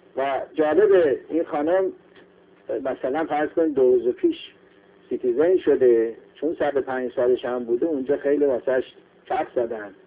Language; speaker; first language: Persian; non-native, local second language; Azerbaijani